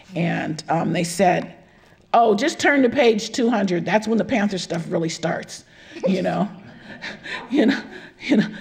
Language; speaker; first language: English; native; English